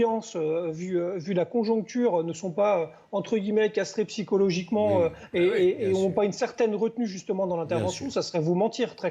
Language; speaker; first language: French; native; French